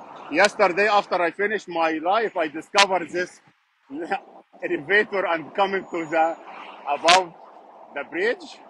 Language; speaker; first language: English; non-native, fluent; Arabic